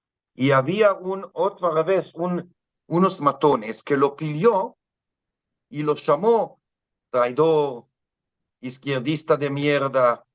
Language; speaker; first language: Spanish; non-native, fluent; Hebrew